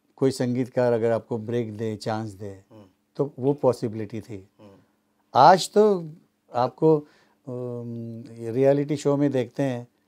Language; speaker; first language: Hindi; non-native, local second language; Marathi